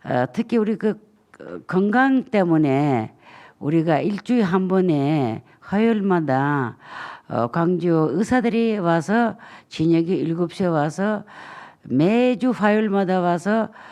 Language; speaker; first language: Korean; non-native, fluent; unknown